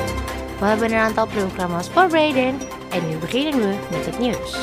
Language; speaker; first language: Dutch; non-native, fluent; Indonesian